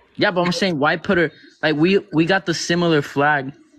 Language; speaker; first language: English; non-native, local second language; Spanish